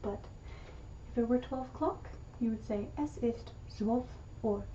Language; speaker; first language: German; non-native, learner; English